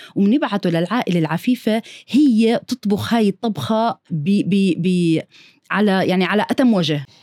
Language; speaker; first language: Arabic; early bilingual, heritage; Arabic